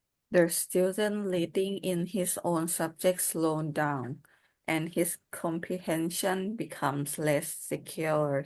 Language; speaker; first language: English; non-native, learner; Thai